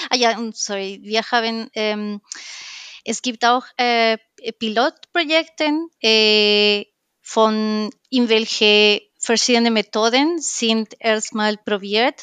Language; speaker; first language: German; non-native, learner; Spanish